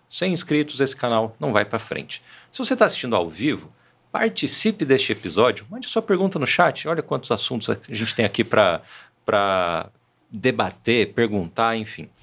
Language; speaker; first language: Portuguese; native; Portuguese